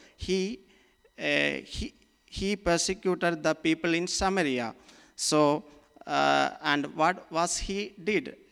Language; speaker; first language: English; non-native, local second language; Malayalam